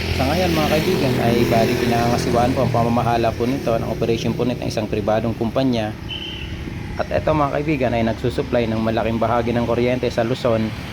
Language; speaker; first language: Filipino; non-native, local second language; Bikol